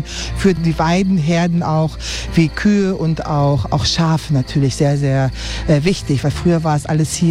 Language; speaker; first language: German; native; German